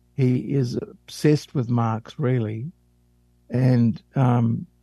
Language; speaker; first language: English; native; English